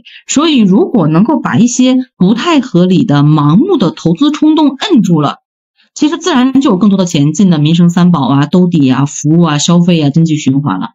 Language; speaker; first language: Chinese; native; Chinese